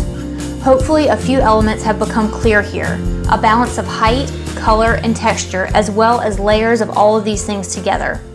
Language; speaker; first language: English; native; English